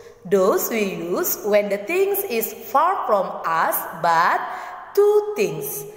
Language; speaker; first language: English; non-native, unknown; Indonesian